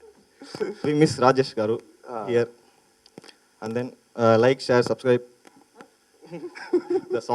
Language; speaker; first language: Telugu; non-native, learner; Tamil